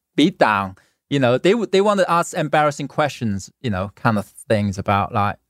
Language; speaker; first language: English; non-native, local second language; Cantonese